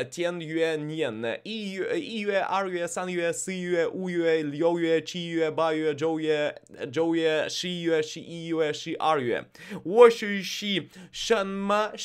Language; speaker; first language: Chinese; non-native, learner; Russian